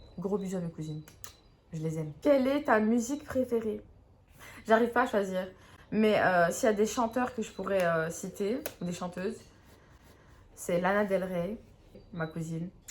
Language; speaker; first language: French; native; French